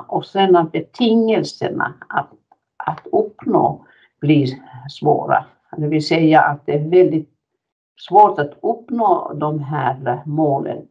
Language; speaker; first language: Swedish; non-native, fluent; Finnish